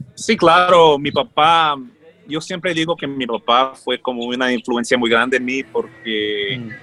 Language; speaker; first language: Spanish; early bilingual, heritage; Spanish